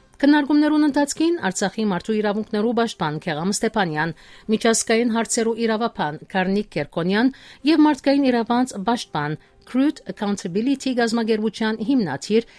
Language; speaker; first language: Armenian; early bilingual, heritage; Armenian